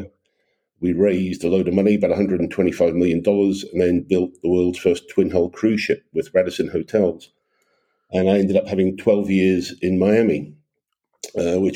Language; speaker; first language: English; native; English